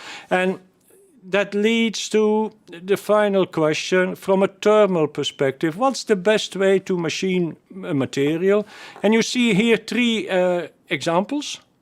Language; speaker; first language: English; non-native, fluent; Dutch